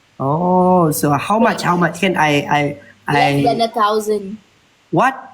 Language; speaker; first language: English; non-native, learner; Malay